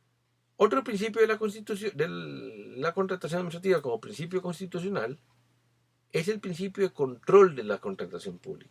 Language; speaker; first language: Spanish; native; Spanish